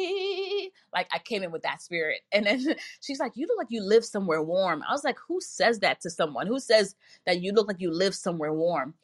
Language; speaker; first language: English; native; English